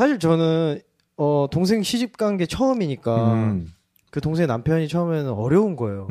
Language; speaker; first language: Korean; native; Korean